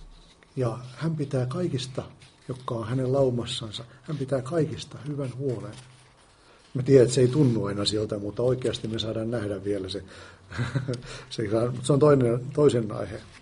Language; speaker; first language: Finnish; native; Finnish